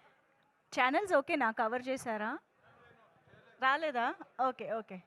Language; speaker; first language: Telugu; native; Telugu